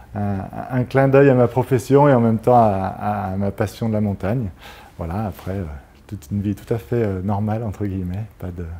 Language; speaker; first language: French; native; French